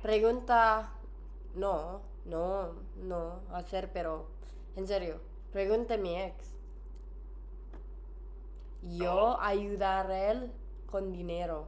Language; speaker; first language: Spanish; non-native, learner; English